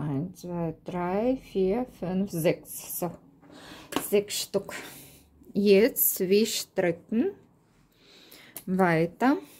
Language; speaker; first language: German; non-native, learner; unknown